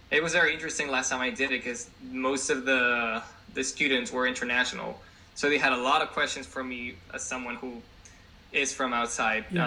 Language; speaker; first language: English; non-native, fluent; Spanish